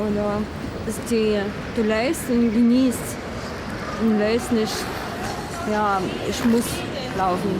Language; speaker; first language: German; non-native, fluent; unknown